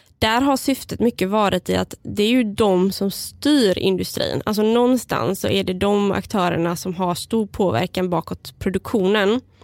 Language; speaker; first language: Swedish; early bilingual, other home language; Bulgarian